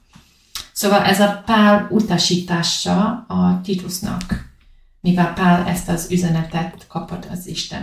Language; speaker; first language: Hungarian; non-native, learner; English